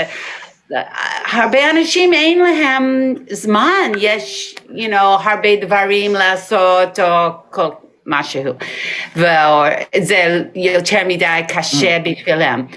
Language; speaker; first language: Hebrew; non-native, learner; English